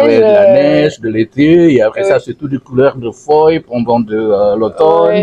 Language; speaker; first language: French; non-native, learner; Indonesian